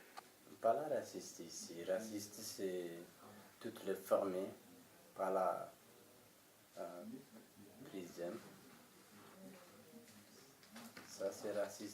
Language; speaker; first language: French; non-native, learner; Arabic